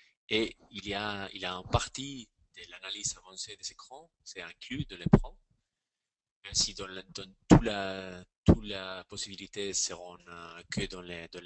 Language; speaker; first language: French; non-native, fluent; Spanish